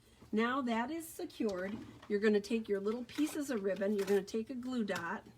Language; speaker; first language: English; native; English